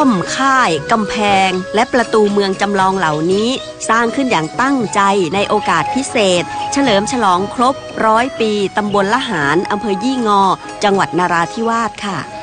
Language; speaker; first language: Thai; native; Thai